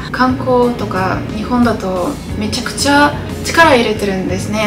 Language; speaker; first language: Japanese; non-native, fluent; Bulgarian